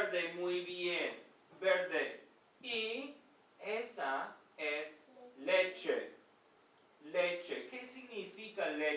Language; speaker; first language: Spanish; non-native, fluent; English